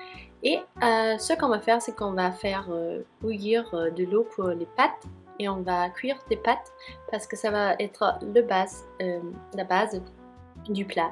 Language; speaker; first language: French; non-native, fluent; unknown